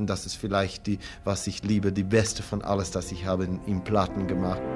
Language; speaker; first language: German; non-native, learner; English